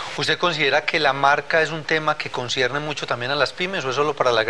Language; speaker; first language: Spanish; native; Spanish